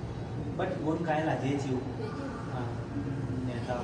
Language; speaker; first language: Vietnamese; non-native, learner; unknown